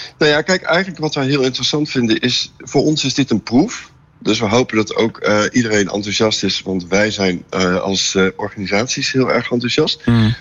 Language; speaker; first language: Dutch; native; Dutch